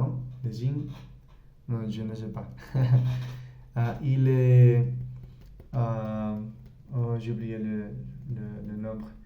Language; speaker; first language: French; non-native, learner; Spanish